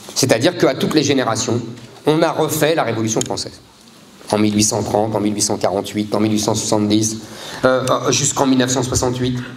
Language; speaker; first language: French; native; French